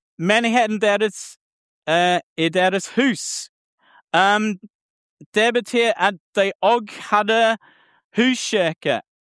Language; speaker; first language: Norwegian; non-native, learner; English